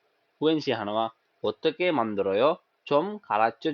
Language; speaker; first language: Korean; non-native, fluent; Sinhala